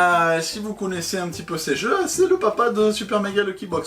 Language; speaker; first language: French; native; French